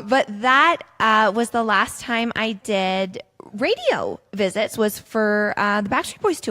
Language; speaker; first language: English; native; English